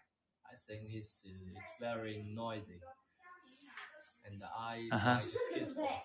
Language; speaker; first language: English; non-native, learner; Chinese